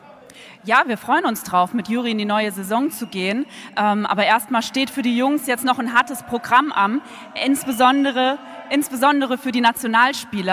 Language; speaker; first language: German; native; German